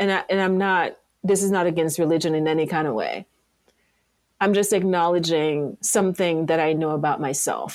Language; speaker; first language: English; non-native, local second language; French